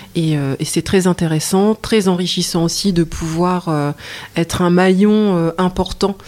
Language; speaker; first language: French; native; French